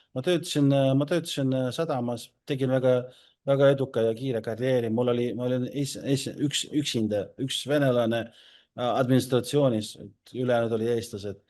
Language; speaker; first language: Estonian; non-native, local second language; Russian